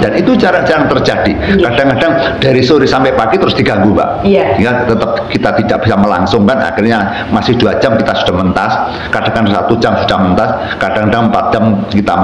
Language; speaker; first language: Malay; non-native, local second language; Javanese